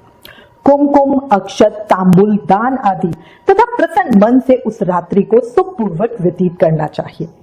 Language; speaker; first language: Hindi; native; Hindi